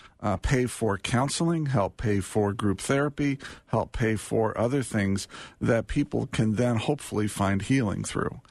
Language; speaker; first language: English; native; English